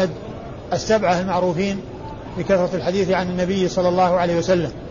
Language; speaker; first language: Arabic; native; Arabic